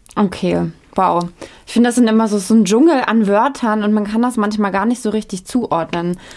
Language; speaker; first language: German; native; German